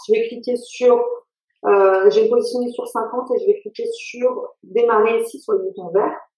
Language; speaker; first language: French; native; French